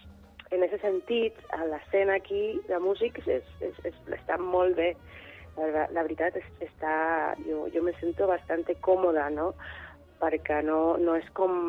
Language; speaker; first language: Catalan; non-native, learner; Spanish